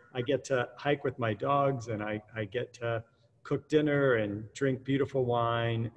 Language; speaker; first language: English; native; English